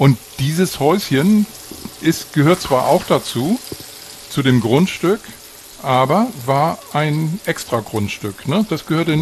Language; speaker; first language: German; native; German